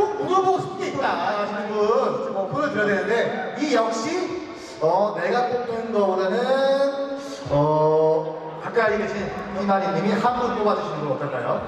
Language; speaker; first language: Korean; native; Korean